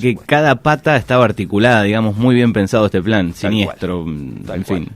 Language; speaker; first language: Spanish; native; Spanish